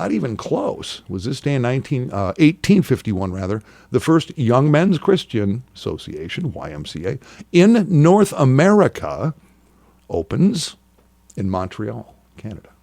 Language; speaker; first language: English; native; English